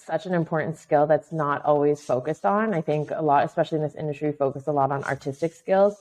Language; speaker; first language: English; native; English